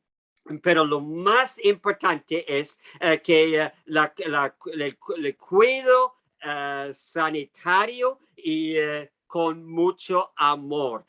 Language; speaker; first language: Spanish; non-native, fluent; English